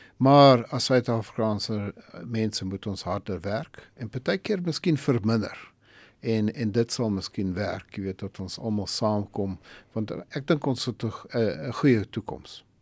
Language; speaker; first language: Afrikaans; non-native, local second language; English